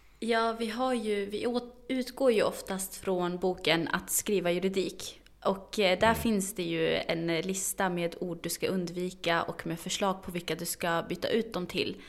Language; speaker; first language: Swedish; early bilingual, other home language; Arabic